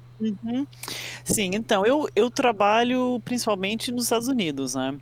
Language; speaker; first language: Portuguese; early bilingual, other home language; English